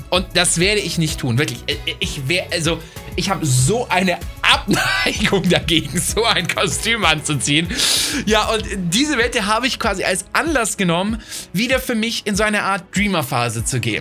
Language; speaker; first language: German; native; German